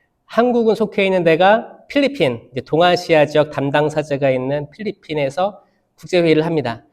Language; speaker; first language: Korean; native; Korean